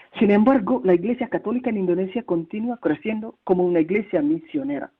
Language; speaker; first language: Spanish; non-native, fluent; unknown